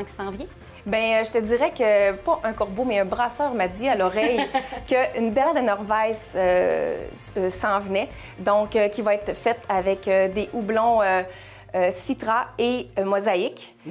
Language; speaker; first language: French; native; French